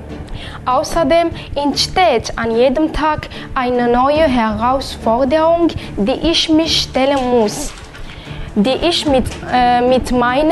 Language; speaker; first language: German; non-native, learner; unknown